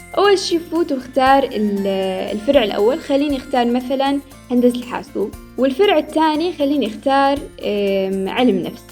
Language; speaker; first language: Arabic; native; Arabic